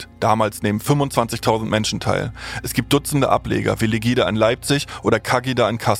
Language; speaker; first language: German; native; German